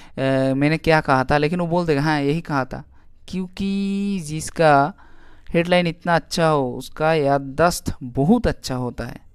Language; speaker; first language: Hindi; non-native, local second language; Bangla